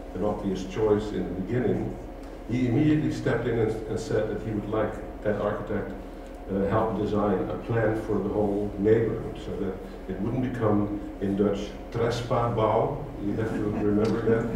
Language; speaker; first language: English; non-native, fluent; Dutch